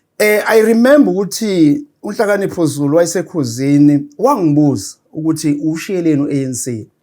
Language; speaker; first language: Zulu; native; Zulu